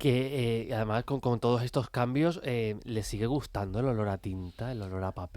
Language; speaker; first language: Spanish; native; Spanish